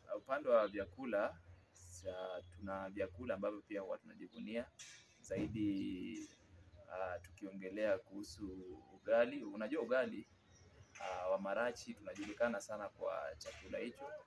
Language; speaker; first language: Swahili; non-native, local second language; Luyia